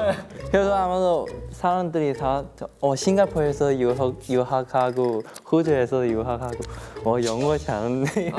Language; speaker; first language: Korean; non-native, fluent; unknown